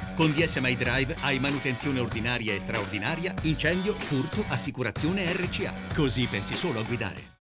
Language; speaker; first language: Italian; native; Italian